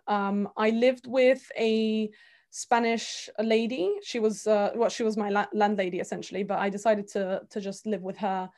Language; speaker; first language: English; early bilingual, other home language; Bulgarian